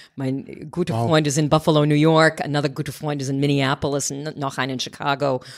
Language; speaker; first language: German; non-native, fluent; English